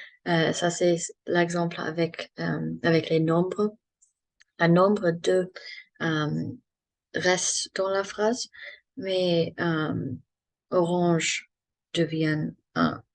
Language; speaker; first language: French; non-native, learner; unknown